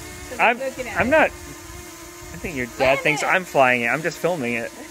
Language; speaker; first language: English; native; English